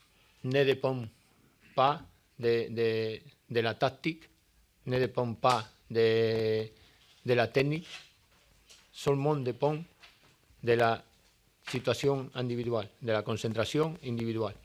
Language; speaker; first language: French; non-native, learner; Spanish